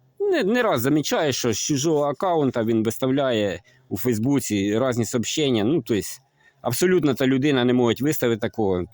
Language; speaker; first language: Ukrainian; native; Ukrainian